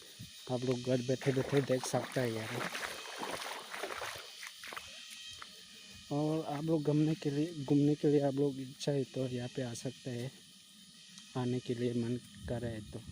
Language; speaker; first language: Hindi; non-native, local second language; Kok Borok